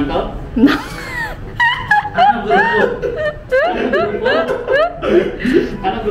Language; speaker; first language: Filipino; non-native, learner; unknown